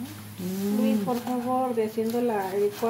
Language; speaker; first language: Spanish; native; Spanish